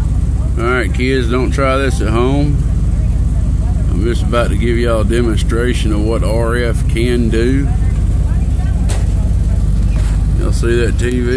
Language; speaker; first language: English; native; English